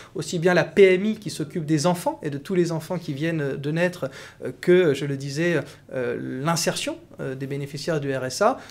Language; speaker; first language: French; native; French